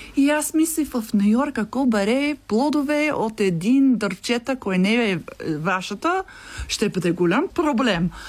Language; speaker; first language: Bulgarian; non-native, learner; English